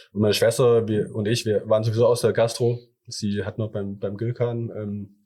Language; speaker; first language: German; early bilingual, other home language; Thai